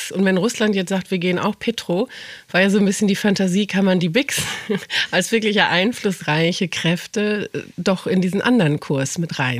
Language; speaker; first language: German; native; German